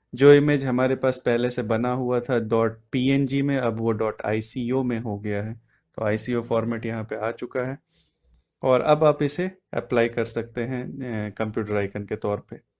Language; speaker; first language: Hindi; native; Hindi